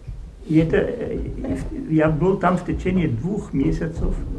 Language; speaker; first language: Russian; non-native, learner; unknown